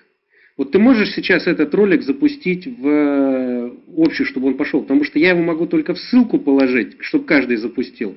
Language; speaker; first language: Russian; native; Russian